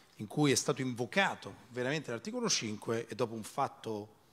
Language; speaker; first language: Italian; native; Italian